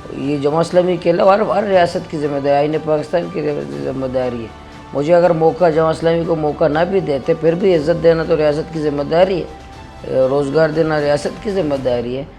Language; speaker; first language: Urdu; non-native, local second language; Baluchi